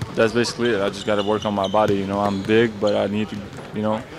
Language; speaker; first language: English; non-native, fluent; Latvian